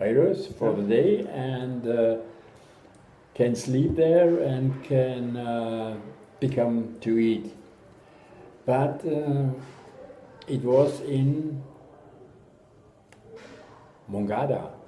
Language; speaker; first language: English; non-native, learner; German